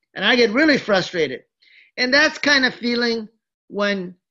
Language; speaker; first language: English; early bilingual, other home language; Japanese